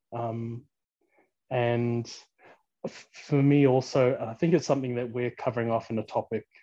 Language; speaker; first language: English; early bilingual, other home language; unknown